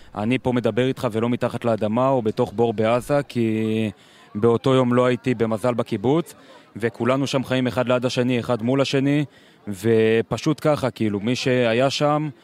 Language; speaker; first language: Hebrew; native; Hebrew